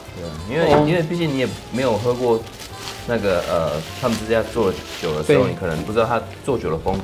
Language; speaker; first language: Chinese; native; Chinese